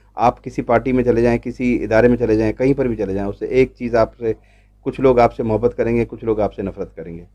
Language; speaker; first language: Urdu; non-native, local second language; Sindhi